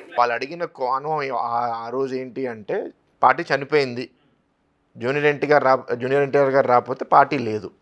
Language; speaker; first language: Telugu; native; Telugu